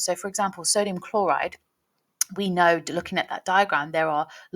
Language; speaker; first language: English; native; English